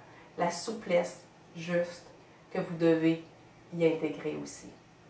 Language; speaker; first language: French; native; French